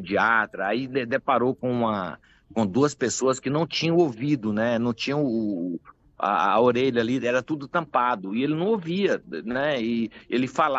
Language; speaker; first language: Portuguese; native; Portuguese